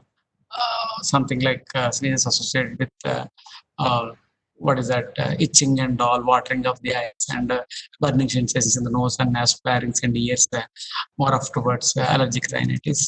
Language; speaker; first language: English; non-native, local second language; Telugu